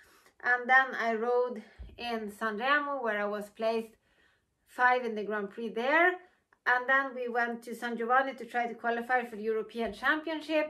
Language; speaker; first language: English; non-native, fluent; Norwegian